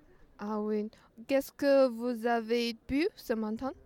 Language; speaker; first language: French; non-native, learner; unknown